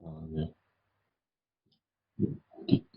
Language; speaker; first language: Korean; non-native, learner; Chinese